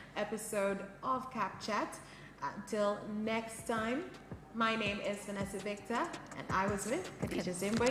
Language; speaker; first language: English; non-native, local second language; Swahili